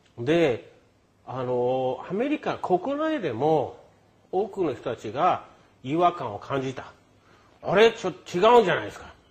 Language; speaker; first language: Japanese; non-native, fluent; English